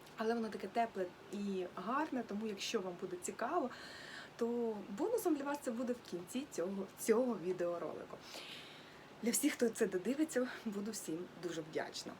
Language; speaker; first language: Ukrainian; native; Ukrainian